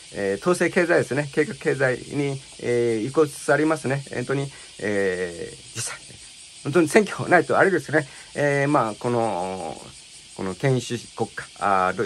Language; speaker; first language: Japanese; non-native, fluent; Chinese